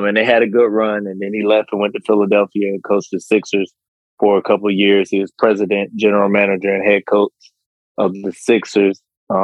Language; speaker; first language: English; native; English